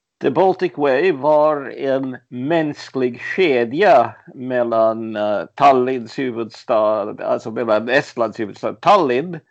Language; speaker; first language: Swedish; early bilingual, other home language; Latvian